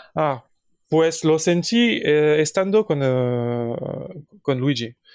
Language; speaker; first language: Spanish; non-native, fluent; French